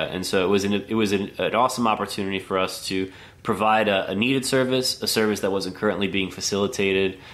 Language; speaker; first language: English; native; English